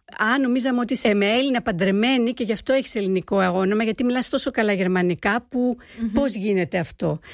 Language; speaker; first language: Greek; early bilingual, heritage; Greek